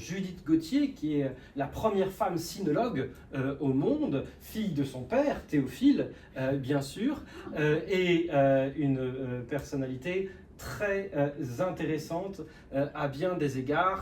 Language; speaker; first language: French; native; French